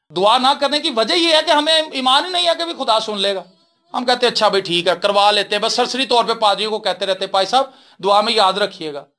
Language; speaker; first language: Urdu; non-native, local second language; Punjabi